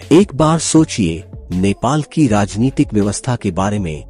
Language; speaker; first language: Hindi; non-native, local second language; Nepali